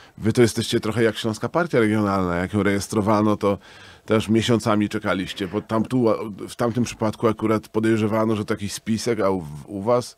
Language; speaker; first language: Polish; native; Polish